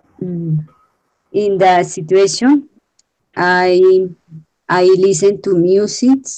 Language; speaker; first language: English; non-native, learner; Spanish